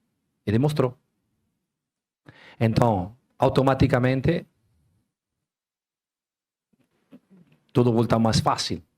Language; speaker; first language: Portuguese; non-native, fluent; Spanish